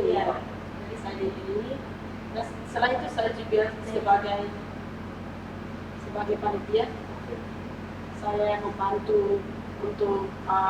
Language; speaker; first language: Indonesian; non-native, fluent; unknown